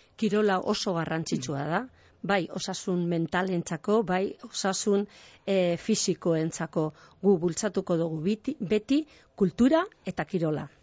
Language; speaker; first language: Basque; non-native, local second language; Spanish